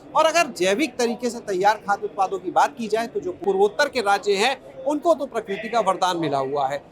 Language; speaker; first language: Hindi; native; Hindi